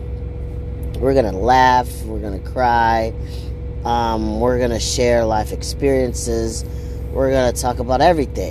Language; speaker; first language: English; early bilingual, other home language; Kinyarwanda